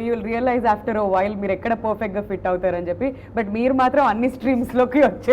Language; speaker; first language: Telugu; native; Telugu